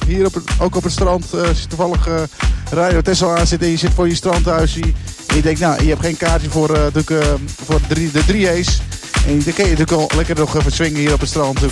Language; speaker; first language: Dutch; native; Dutch